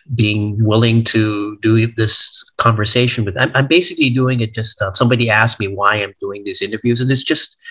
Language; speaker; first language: English; native; English